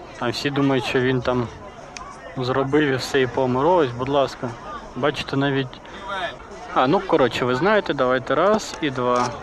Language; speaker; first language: Ukrainian; non-native, local second language; Russian